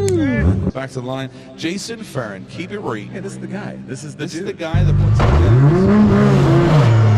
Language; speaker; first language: English; native; English